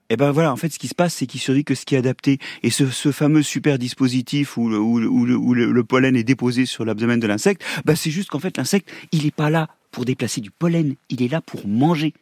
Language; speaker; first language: French; native; French